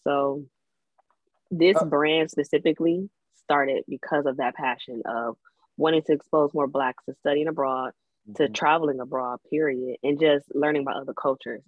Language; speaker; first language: English; native; English